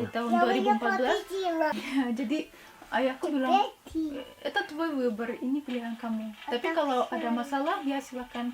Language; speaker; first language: Indonesian; non-native, fluent; Russian